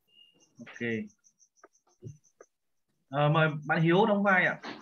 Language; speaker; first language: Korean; non-native, fluent; Vietnamese